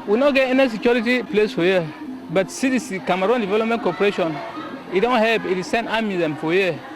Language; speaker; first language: Nigerian Pidgin; native; Nigerian Pidgin